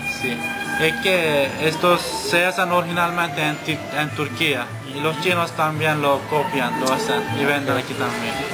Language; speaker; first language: Spanish; non-native, learner; Turkish